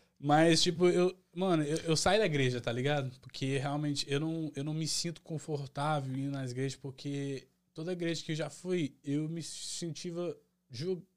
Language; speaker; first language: Portuguese; early bilingual, heritage; Portuguese